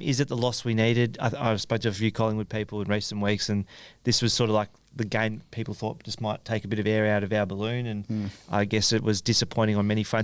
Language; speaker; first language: English; native; English